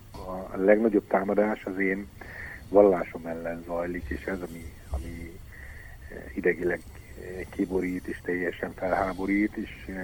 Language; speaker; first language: Hungarian; non-native, fluent; Arabic